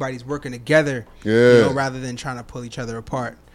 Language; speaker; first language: English; non-native, fluent; Arabic